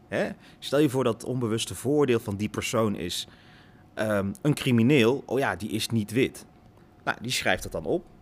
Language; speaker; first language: Dutch; early bilingual, other home language; Lingala